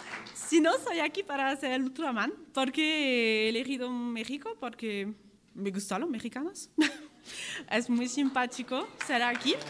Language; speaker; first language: Spanish; non-native, fluent; French